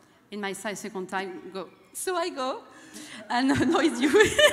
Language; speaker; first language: English; non-native, learner; French